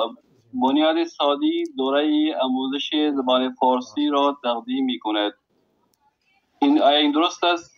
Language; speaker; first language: Persian; non-native, learner; Urdu